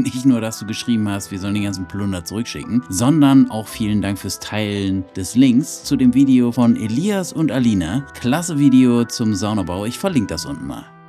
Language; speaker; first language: German; native; German